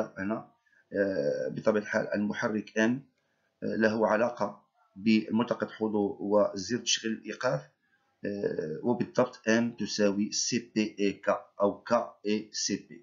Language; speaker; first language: Arabic; native; Arabic